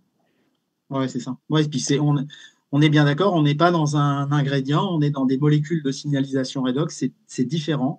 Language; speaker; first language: French; native; French